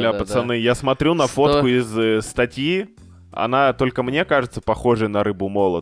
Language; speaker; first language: Russian; native; Russian